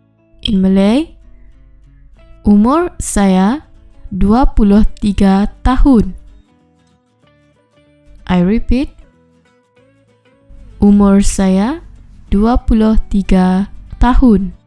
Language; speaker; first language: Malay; non-native, fluent; Urdu